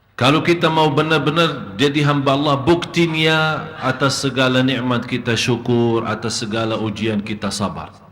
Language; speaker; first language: Indonesian; non-native, fluent; Arabic